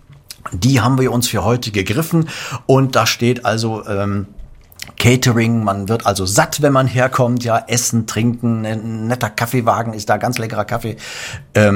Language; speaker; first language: German; native; German